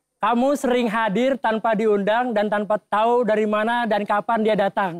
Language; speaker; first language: Indonesian; native; Indonesian